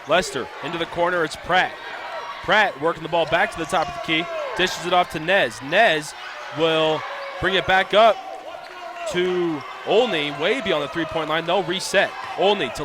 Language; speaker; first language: English; native; English